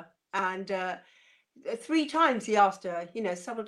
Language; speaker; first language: English; non-native, local second language; Punjabi